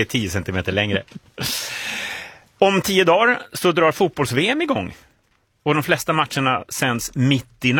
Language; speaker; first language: Swedish; native; Swedish